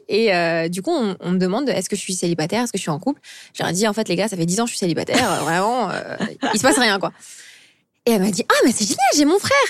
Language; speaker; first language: French; early bilingual, other home language; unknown